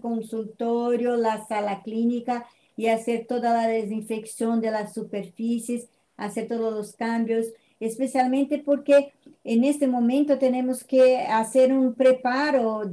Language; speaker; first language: Spanish; non-native, fluent; Portuguese